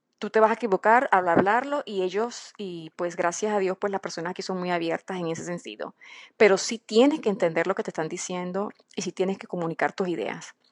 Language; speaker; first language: Spanish; native; Spanish